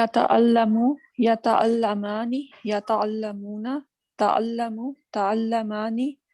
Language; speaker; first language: Arabic; non-native, learner; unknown